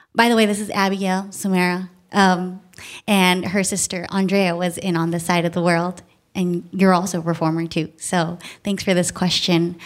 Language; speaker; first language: English; early bilingual, other home language; Filipino